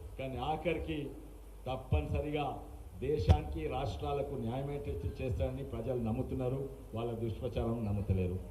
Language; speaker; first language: Telugu; native; Telugu